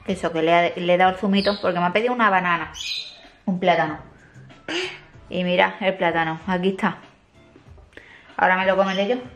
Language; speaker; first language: Spanish; native; Spanish